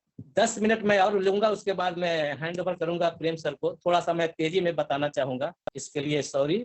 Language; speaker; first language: Hindi; native; Hindi